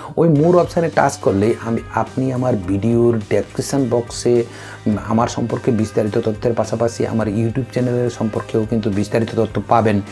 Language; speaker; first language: Bangla; non-native, local second language; Kok Borok